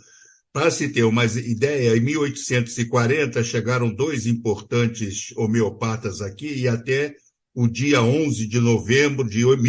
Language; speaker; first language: Portuguese; native; Portuguese